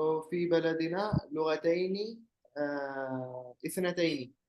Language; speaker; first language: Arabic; non-native, learner; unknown